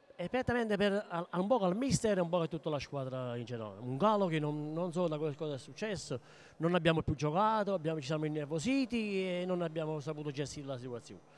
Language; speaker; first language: Italian; native; Italian